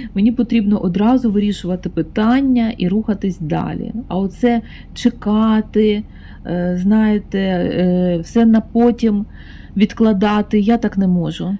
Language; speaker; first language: Ukrainian; native; Ukrainian